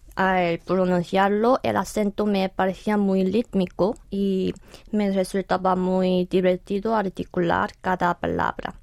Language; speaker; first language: Spanish; non-native, fluent; Korean